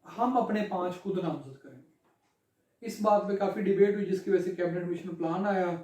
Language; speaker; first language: Urdu; non-native, local second language; Punjabi